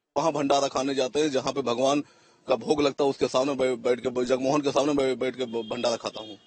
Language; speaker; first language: Hindi; native; Hindi